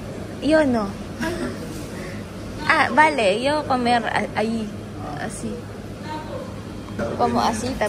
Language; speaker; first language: Spanish; non-native, learner; Filipino